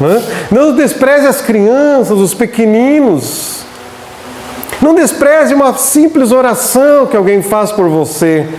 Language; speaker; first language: Portuguese; native; Portuguese